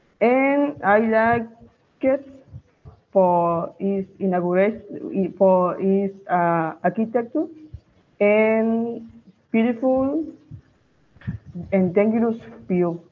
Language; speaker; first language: English; non-native, learner; Spanish